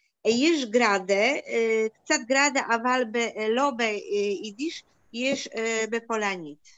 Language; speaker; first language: Hebrew; non-native, learner; Polish